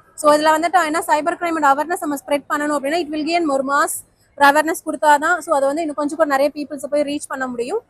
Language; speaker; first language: English; non-native, local second language; Tamil